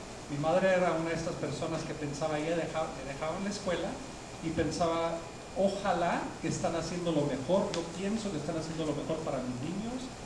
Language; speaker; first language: Spanish; early bilingual, heritage; Spanish